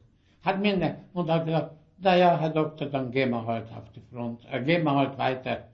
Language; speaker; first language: German; early bilingual, heritage; German